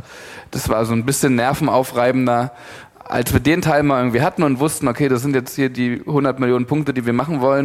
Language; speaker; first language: German; native; German